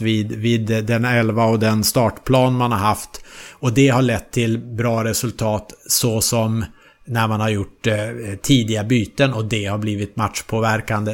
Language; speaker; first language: Swedish; native; Swedish